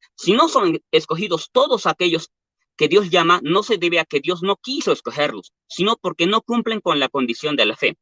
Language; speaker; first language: Spanish; native; Spanish